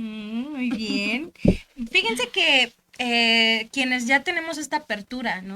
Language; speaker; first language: Spanish; native; Spanish